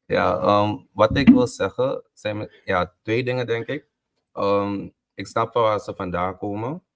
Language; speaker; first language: Dutch; native; Dutch